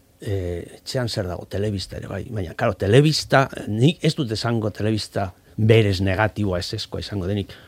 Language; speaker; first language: Basque; non-native, local second language; Spanish